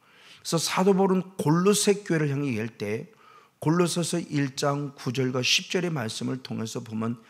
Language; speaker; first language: Korean; native; Korean